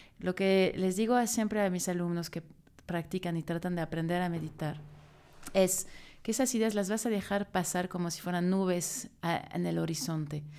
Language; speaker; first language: Spanish; non-native, fluent; French